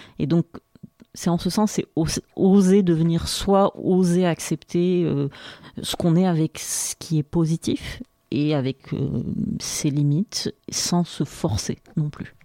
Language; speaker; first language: French; non-native, local second language; Arabic